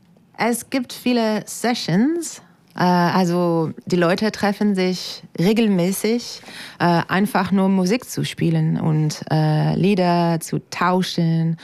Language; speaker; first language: German; non-native, learner; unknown